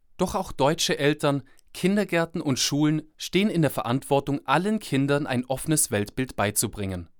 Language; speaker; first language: German; native; German